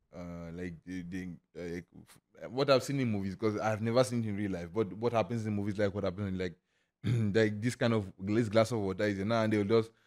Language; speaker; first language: English; non-native, local second language; Igbo